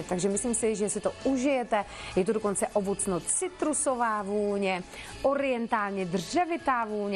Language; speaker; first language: Czech; native; Czech